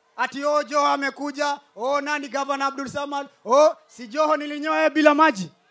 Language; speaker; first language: Swahili; native; Swahili